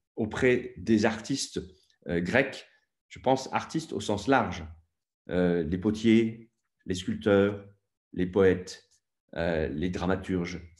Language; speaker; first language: French; native; French